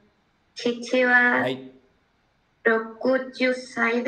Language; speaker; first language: Japanese; non-native, learner; Spanish